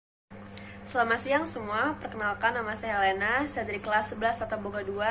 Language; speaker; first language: Indonesian; native; Indonesian